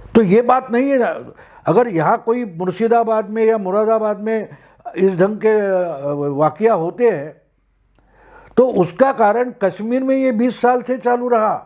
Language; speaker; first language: Hindi; non-native, local second language; Marathi